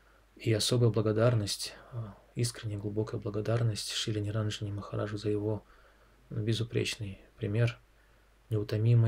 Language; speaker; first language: Russian; native; Russian